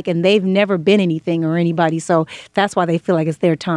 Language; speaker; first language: English; native; English